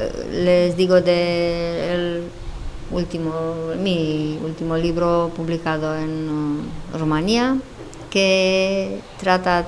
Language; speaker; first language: Spanish; non-native, fluent; Romanian